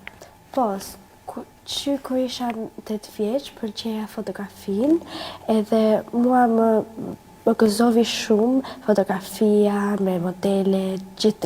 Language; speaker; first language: Albanian; early bilingual, heritage; Albanian